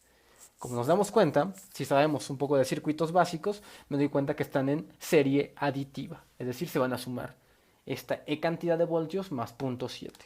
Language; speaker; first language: Spanish; native; Spanish